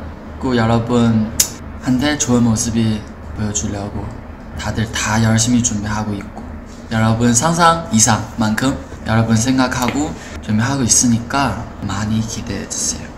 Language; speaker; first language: Korean; non-native, fluent; Chinese